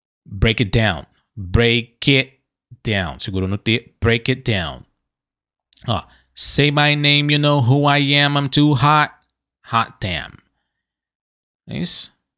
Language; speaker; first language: English; non-native, fluent; Portuguese